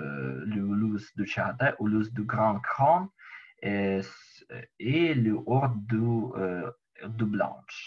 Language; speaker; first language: French; non-native, learner; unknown